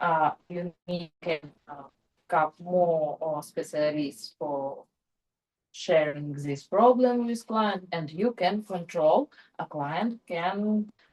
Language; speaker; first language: English; non-native, learner; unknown